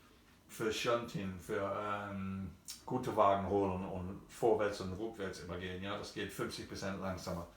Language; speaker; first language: German; non-native, fluent; English